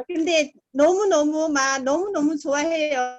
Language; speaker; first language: Korean; non-native, learner; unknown